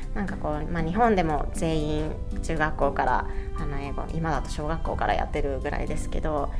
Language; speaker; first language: Japanese; native; Japanese